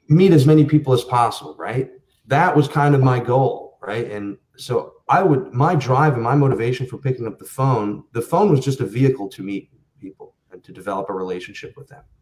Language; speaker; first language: English; native; English